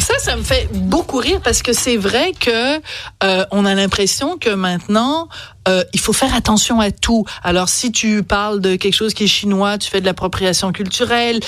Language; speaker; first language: French; native; French